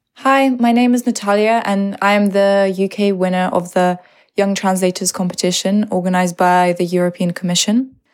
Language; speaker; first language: English; early bilingual, other home language; Russian